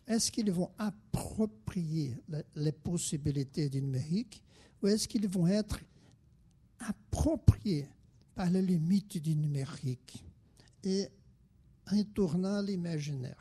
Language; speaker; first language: French; non-native, fluent; Portuguese